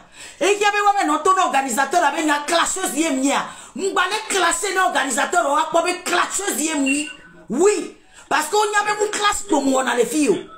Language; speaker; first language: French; native; French